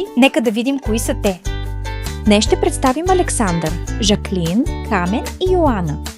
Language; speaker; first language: Bulgarian; native; Bulgarian